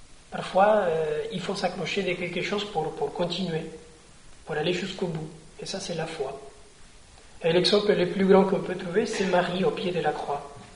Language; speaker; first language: French; non-native, fluent; Spanish